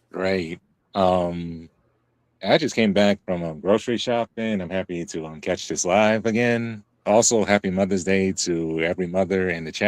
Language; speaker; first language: English; native; English